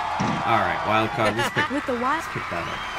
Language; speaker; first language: English; native; English